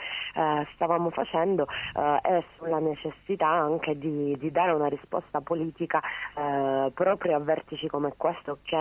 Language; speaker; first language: Italian; native; Italian